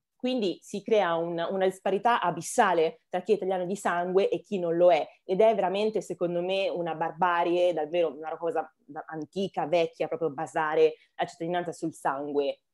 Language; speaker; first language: Italian; early bilingual, other home language; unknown